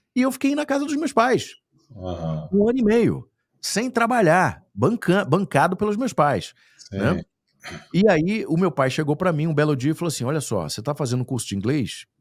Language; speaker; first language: Portuguese; native; Portuguese